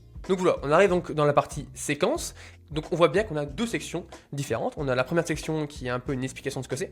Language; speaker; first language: French; native; French